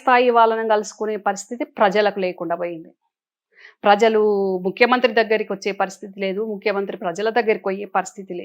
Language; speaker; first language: Telugu; native; Telugu